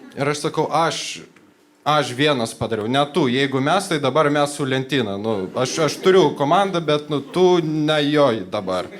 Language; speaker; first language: Lithuanian; non-native, local second language; Polish